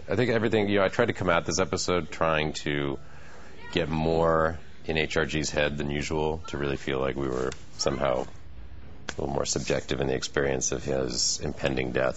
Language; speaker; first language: English; native; English